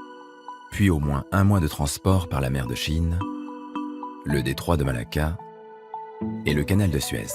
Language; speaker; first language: French; native; French